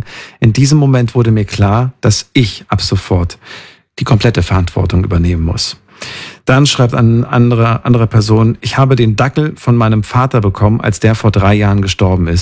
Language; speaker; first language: German; native; German